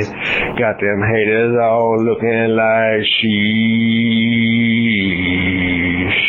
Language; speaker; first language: English; native; English